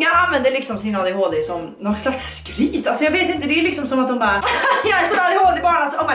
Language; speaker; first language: Swedish; native; Swedish